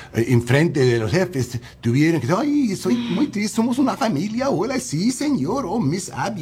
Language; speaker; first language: Spanish; early bilingual, heritage; English